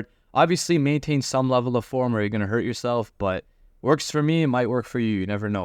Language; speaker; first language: English; native; English